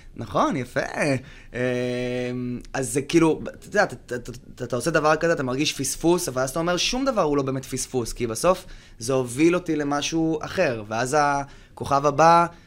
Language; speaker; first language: Hebrew; native; Hebrew